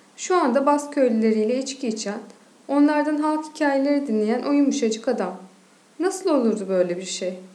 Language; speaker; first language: Turkish; native; Turkish